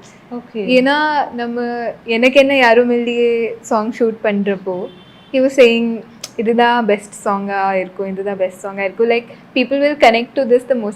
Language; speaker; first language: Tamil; non-native, fluent; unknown